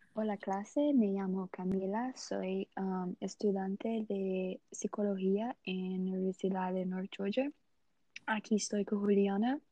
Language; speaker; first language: Spanish; non-native, learner; Portuguese